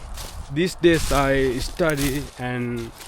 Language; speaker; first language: English; non-native, learner; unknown